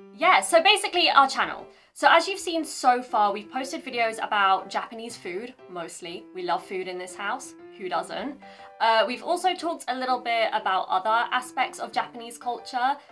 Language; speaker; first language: English; native; English